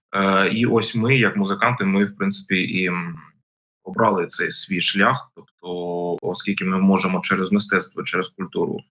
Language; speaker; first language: Ukrainian; native; Ukrainian